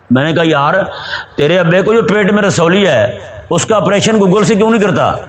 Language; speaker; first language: Urdu; non-native, local second language; Punjabi